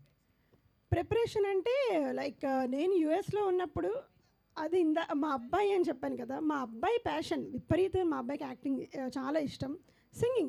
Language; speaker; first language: Telugu; native; Telugu